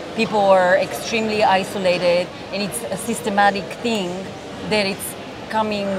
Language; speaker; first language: English; non-native, fluent; Bulgarian